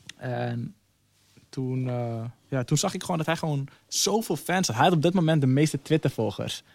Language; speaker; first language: Dutch; early bilingual, other home language; Somali